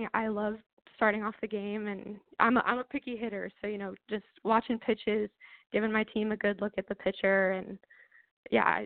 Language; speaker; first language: English; native; English